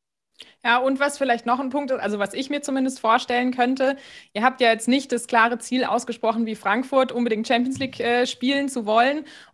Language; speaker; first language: German; native; German